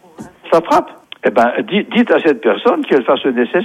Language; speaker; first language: French; native; French